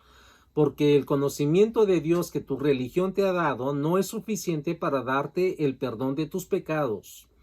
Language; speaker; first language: Spanish; native; Spanish